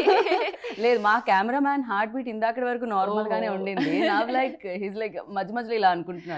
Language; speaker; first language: Telugu; native; Telugu